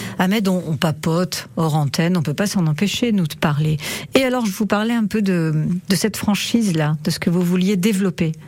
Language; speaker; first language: French; native; French